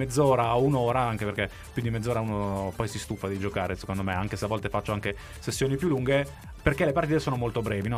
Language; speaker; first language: Italian; native; Italian